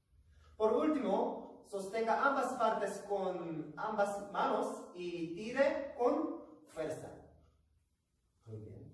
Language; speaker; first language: Spanish; non-native, learner; Korean